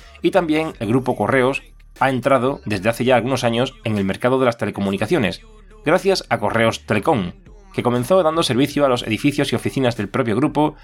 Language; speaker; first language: Spanish; native; Spanish